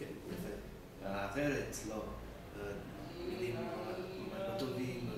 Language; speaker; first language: Hebrew; non-native, learner; English